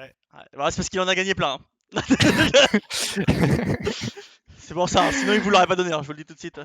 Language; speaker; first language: French; native; French